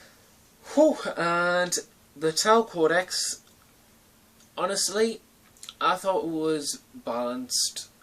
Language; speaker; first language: English; native; English